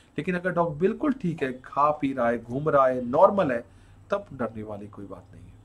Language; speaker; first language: Hindi; non-native, local second language; Punjabi